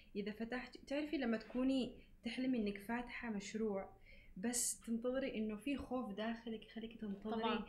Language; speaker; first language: Arabic; native; Arabic